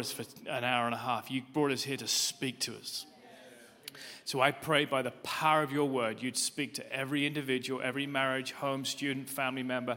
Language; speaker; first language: English; native; English